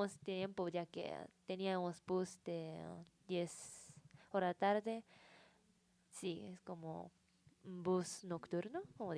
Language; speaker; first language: Spanish; non-native, learner; Japanese